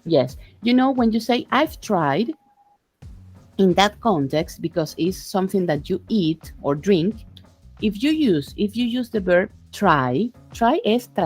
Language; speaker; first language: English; non-native, fluent; Spanish